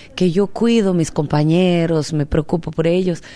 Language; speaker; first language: Spanish; native; Spanish